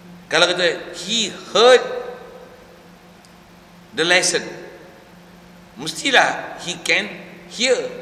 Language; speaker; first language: English; non-native, local second language; Malay